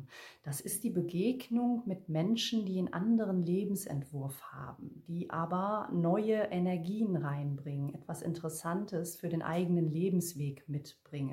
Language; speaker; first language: German; native; German